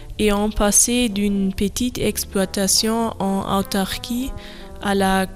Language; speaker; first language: French; non-native, learner; German